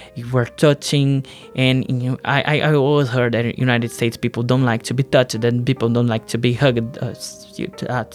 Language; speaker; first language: English; non-native, learner; Portuguese